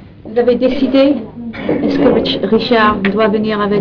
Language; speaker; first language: French; non-native, fluent; English